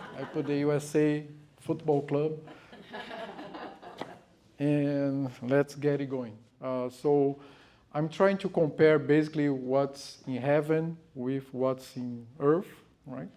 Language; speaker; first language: English; non-native, fluent; Portuguese